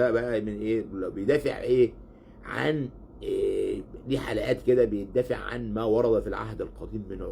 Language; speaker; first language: Arabic; native; Arabic